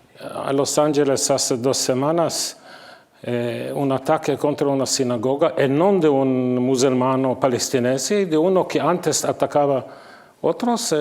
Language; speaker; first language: Spanish; non-native, fluent; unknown